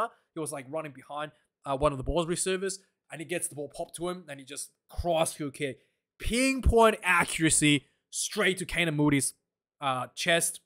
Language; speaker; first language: English; non-native, local second language; Afrikaans